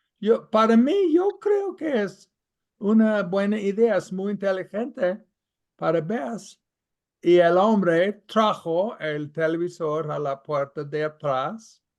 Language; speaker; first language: Spanish; non-native, fluent; English